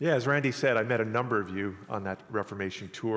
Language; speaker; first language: English; native; English